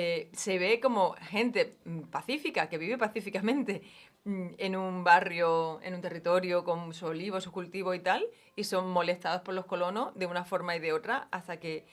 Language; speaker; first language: Spanish; native; Spanish